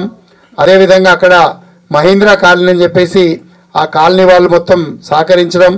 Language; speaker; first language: Telugu; native; Telugu